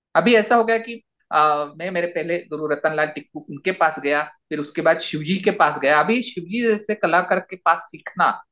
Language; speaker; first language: Hindi; non-native, local second language; Marathi